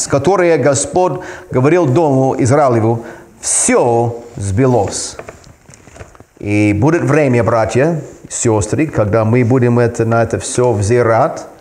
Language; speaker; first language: Russian; non-native, fluent; English